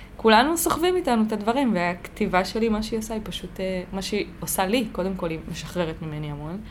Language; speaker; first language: Hebrew; native; Hebrew